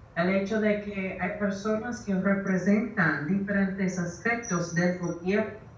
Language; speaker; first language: Spanish; early bilingual, other home language; English